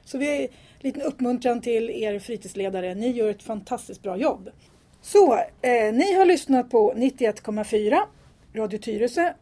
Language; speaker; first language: Swedish; native; Swedish